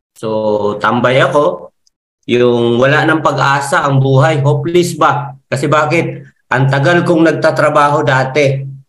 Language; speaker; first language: Filipino; non-native, local second language; Masbatenyo